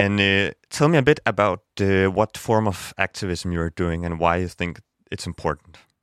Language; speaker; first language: English; non-native, fluent; Danish